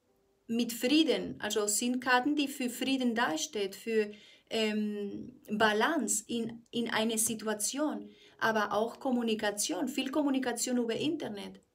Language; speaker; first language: German; non-native, fluent; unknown